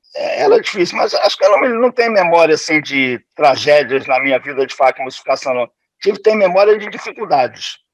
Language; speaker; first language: Portuguese; native; Portuguese